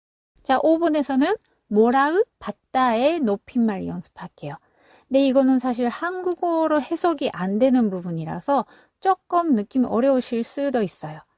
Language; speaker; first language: Korean; non-native, fluent; Japanese